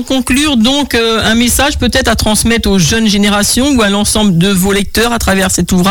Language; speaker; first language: French; native; French